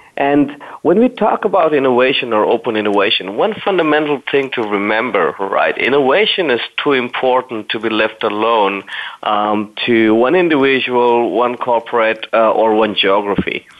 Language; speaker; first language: English; non-native, fluent; German